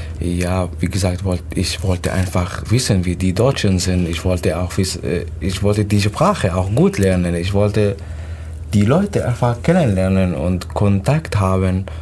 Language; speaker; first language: German; non-native, fluent; Arabic